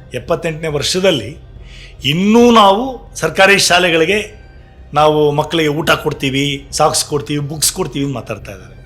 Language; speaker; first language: Kannada; native; Kannada